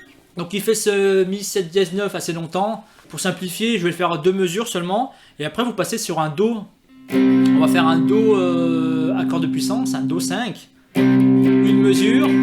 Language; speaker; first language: French; native; French